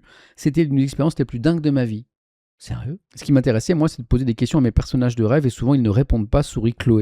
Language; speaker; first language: French; native; French